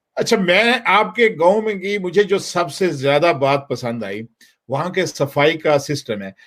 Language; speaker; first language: Urdu; non-native, local second language; Punjabi